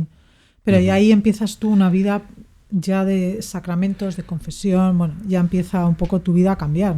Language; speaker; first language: Spanish; native; Spanish